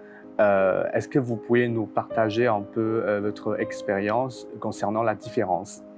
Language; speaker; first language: French; non-native, fluent; Chinese